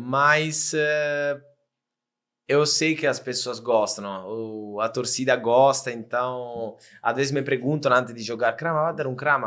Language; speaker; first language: Portuguese; non-native, fluent; Italian